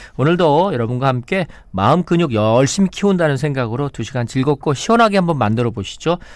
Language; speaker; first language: Korean; native; Korean